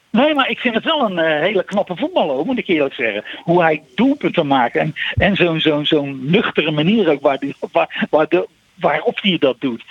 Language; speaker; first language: Dutch; native; Dutch